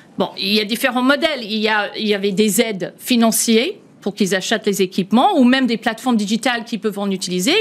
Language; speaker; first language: French; non-native, fluent; English